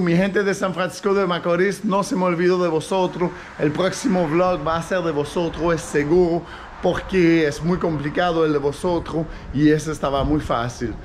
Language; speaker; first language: Spanish; non-native, fluent; French